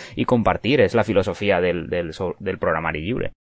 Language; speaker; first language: Spanish; non-native, local second language; Catalan